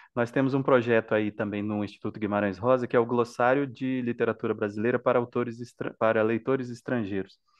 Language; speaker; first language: Portuguese; native; Portuguese